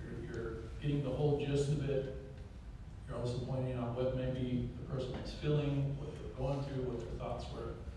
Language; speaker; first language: English; native; English